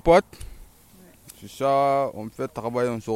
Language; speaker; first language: French; non-native, learner; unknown